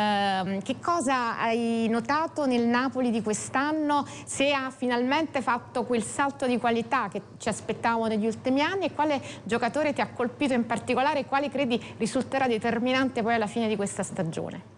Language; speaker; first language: Italian; native; Italian